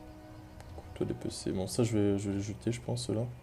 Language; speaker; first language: French; native; French